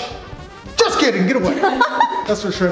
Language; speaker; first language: English; native; English